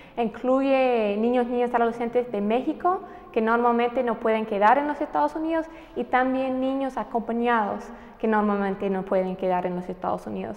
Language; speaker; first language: Spanish; non-native, fluent; English